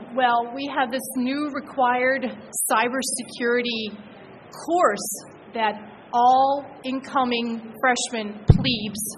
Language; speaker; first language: English; native; English